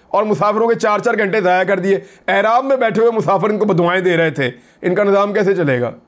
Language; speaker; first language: Urdu; native; Urdu